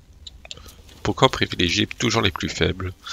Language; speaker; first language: French; native; French